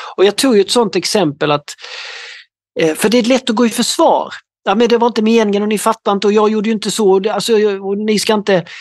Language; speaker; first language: Swedish; native; Swedish